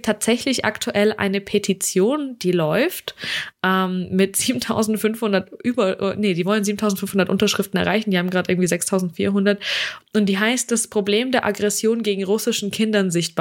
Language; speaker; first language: German; early bilingual, other home language; Russian